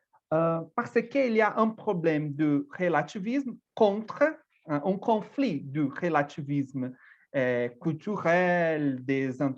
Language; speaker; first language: French; non-native, fluent; Portuguese